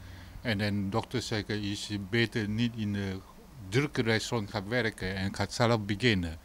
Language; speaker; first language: Dutch; non-native, learner; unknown